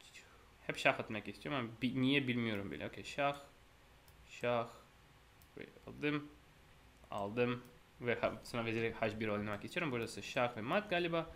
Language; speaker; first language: Turkish; non-native, fluent; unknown